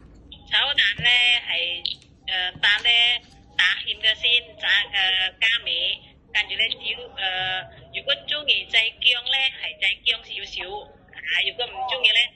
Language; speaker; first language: Cantonese; non-native, learner; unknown